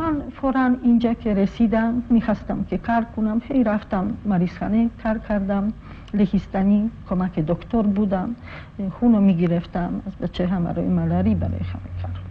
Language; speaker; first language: Persian; non-native, fluent; Polish